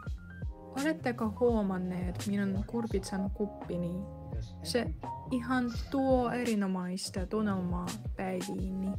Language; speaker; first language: Finnish; non-native, learner; Russian